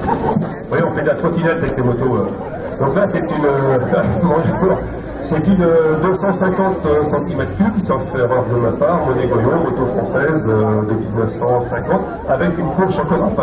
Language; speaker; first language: French; native; French